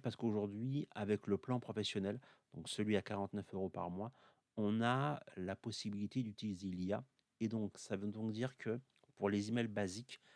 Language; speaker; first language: French; native; French